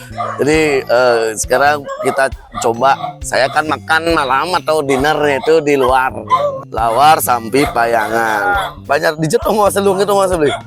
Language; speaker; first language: Indonesian; non-native, local second language; Balinese